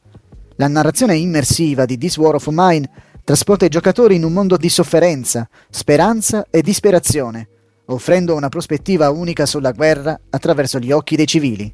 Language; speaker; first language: Italian; native; Italian